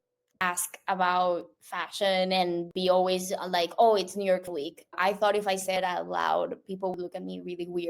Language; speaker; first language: English; non-native, local second language; Spanish